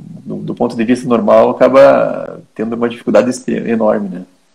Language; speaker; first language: Portuguese; native; Portuguese